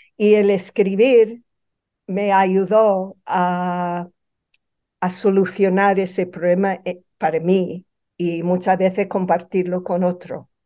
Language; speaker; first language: Spanish; non-native, fluent; English